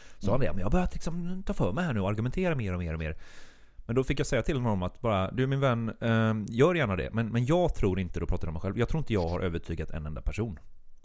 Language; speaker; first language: Swedish; native; Swedish